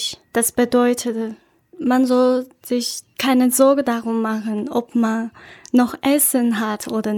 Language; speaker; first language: German; non-native, learner; Chinese